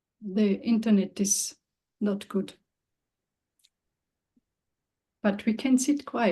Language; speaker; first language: English; non-native, learner; German